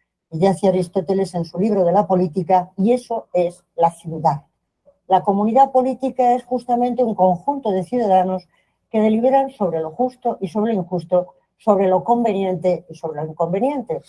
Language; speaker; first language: Spanish; native; Spanish